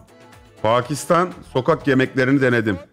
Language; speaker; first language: Turkish; native; Turkish